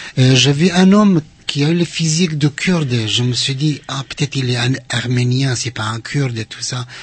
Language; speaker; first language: French; non-native, fluent; Central Kurdish